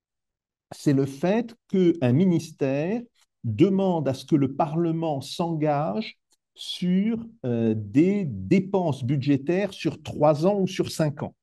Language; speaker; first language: French; native; French